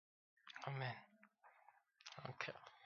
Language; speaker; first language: German; non-native, learner; Persian